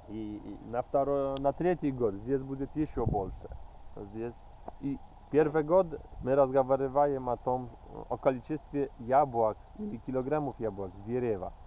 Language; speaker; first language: Russian; non-native, fluent; Polish